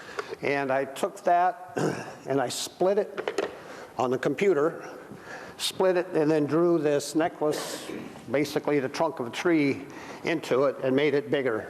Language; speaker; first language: English; native; English